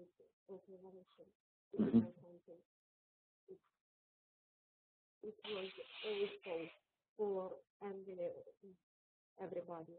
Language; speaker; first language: English; non-native, learner; Russian